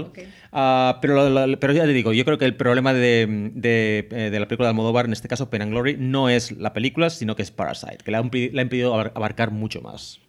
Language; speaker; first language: Spanish; native; Spanish